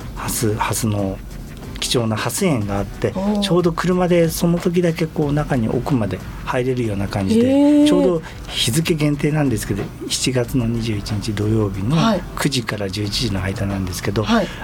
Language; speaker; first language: Japanese; native; Japanese